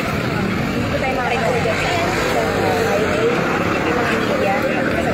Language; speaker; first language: Filipino; non-native, local second language; Cebuano